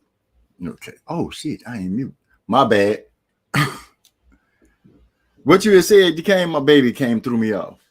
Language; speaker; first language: English; native; English